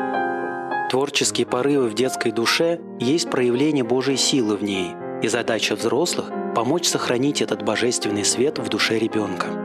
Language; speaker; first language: Russian; native; Russian